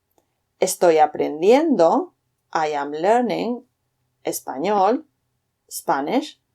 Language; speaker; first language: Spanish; non-native, fluent; English